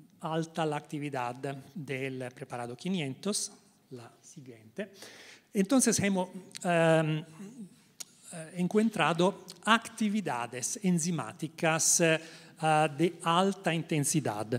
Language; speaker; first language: Spanish; non-native, learner; Italian